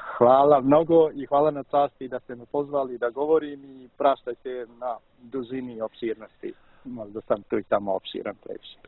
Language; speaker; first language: Serbian; early bilingual, heritage; Serbian